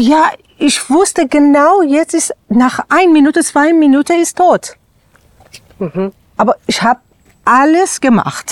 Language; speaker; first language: German; non-native, learner; Persian